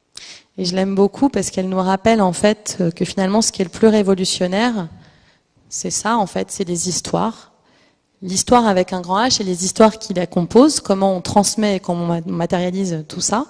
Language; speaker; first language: French; native; French